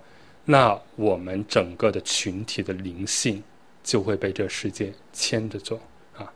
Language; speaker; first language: Chinese; native; Chinese